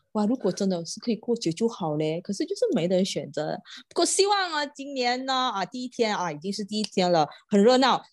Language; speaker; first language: Chinese; non-native, local second language; Malay